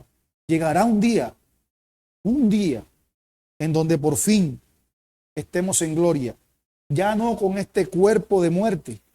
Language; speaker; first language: Spanish; native; Spanish